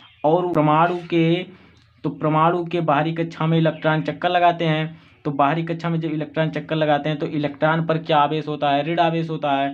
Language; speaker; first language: Hindi; native; Hindi